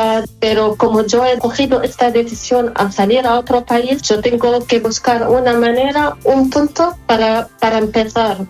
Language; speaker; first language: Spanish; non-native, fluent; Arabic